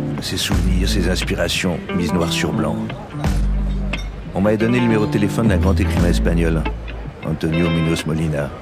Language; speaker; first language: French; native; French